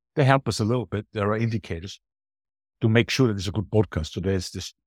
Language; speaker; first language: English; non-native, fluent; German